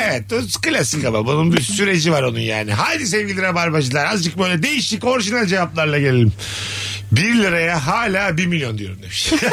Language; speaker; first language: Turkish; native; Turkish